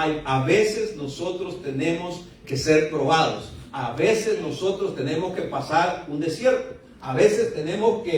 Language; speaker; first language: Spanish; native; Spanish